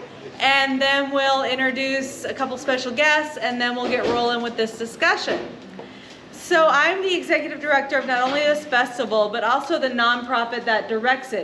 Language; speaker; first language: English; native; English